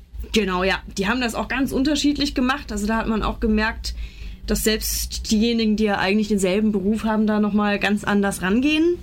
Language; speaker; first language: German; native; German